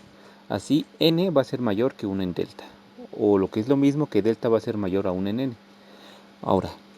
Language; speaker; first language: Spanish; native; Spanish